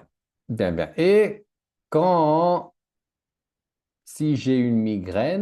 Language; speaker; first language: French; native; French